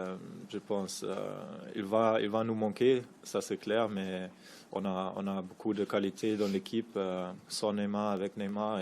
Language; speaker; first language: French; non-native, fluent; German